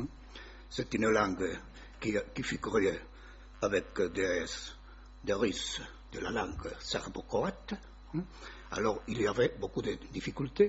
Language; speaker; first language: French; non-native, learner; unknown